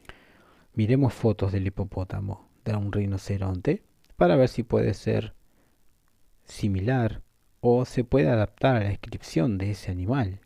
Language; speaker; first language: Spanish; native; Spanish